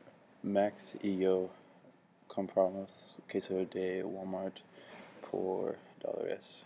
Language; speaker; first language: Spanish; non-native, learner; English